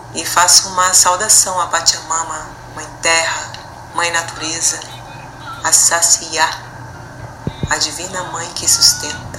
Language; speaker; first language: Portuguese; native; Portuguese